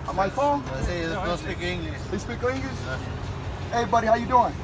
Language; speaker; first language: English; native; English